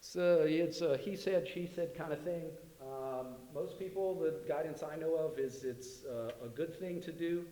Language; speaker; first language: English; native; English